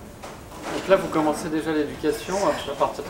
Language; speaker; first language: French; native; French